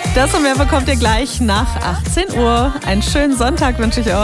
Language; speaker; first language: German; native; German